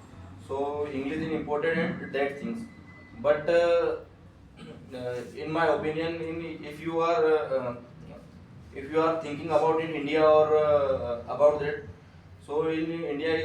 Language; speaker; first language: English; non-native, learner; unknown